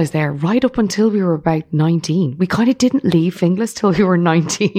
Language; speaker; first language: English; native; English